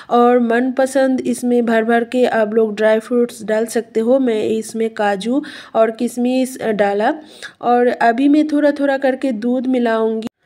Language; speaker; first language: Hindi; non-native, local second language; Bangla